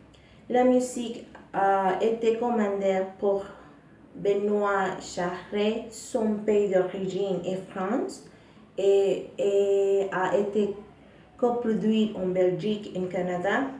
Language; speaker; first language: French; non-native, learner; Spanish